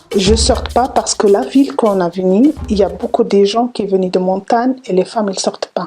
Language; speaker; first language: French; non-native, learner; Arabic